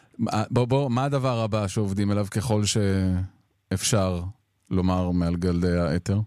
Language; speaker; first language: Hebrew; native; Hebrew